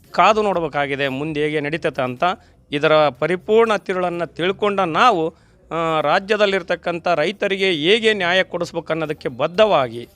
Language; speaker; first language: Kannada; native; Kannada